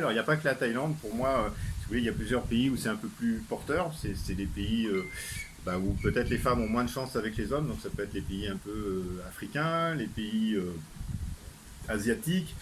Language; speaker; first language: French; native; French